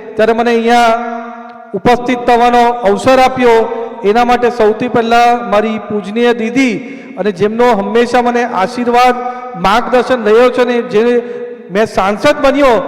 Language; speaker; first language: Gujarati; native; Gujarati